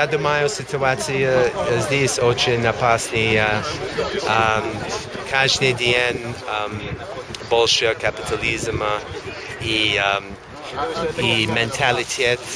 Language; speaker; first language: Russian; non-native, learner; English